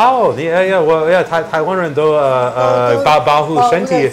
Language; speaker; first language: Chinese; non-native, learner; English